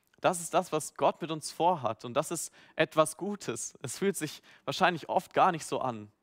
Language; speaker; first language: German; native; German